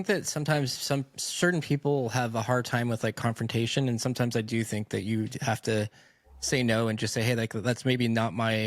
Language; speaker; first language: English; native; English